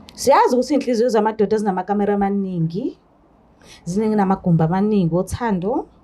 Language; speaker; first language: Zulu; native; Zulu